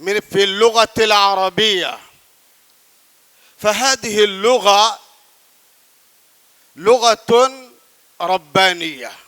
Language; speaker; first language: Arabic; non-native, fluent; Urdu